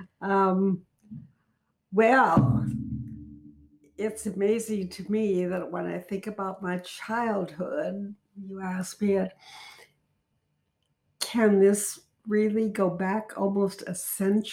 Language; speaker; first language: English; native; English